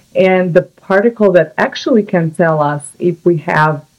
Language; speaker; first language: English; non-native, fluent; Russian